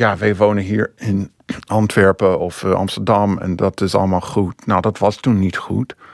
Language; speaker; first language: Dutch; non-native, fluent; English